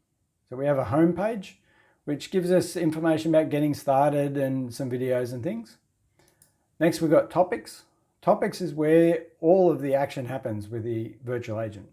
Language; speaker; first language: English; native; English